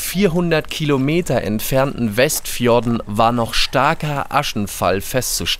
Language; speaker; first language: German; native; German